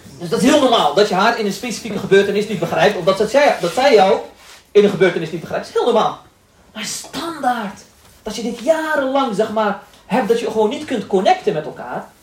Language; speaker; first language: Dutch; early bilingual, other home language; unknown